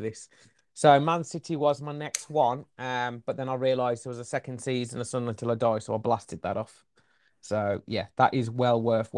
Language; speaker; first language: English; native; English